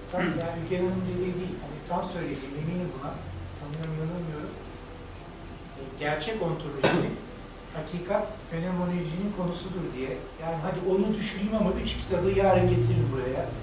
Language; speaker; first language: Turkish; native; Turkish